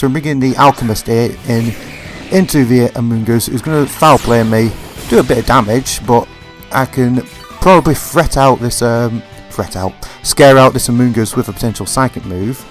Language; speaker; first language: English; native; English